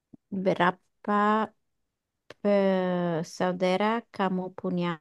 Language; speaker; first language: Indonesian; non-native, learner; English